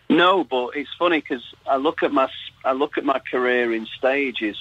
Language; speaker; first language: English; native; English